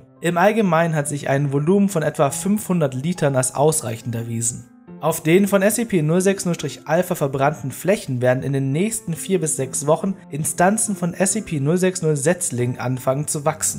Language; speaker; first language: German; native; German